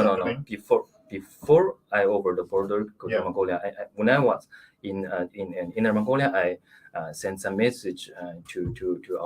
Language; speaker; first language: English; non-native, learner; Mongolian